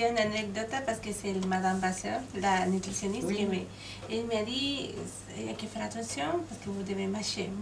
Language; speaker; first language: French; non-native, learner; Spanish